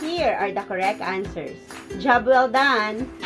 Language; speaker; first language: English; non-native, local second language; Filipino